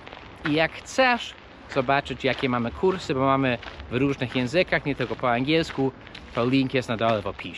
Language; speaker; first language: Polish; early bilingual, heritage; Polish